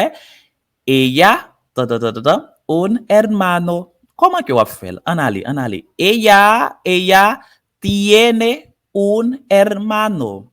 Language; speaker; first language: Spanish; non-native, fluent; Haitian Creole